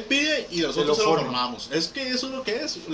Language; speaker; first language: Spanish; native; Spanish